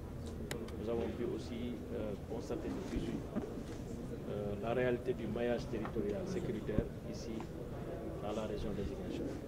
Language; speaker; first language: French; non-native, local second language; Wolof